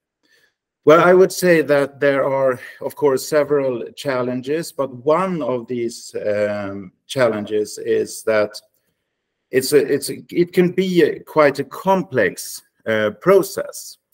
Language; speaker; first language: English; non-native, fluent; Swedish